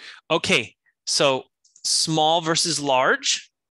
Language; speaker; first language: English; native; English